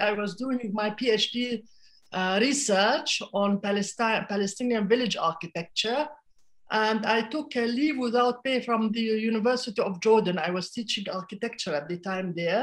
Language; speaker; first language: English; non-native, fluent; Arabic